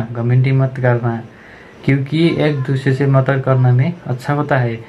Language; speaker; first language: Hindi; non-native, local second language; Nepali